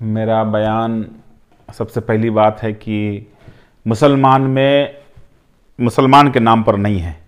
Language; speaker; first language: Hindi; native; Hindi